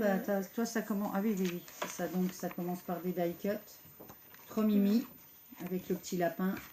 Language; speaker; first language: French; native; French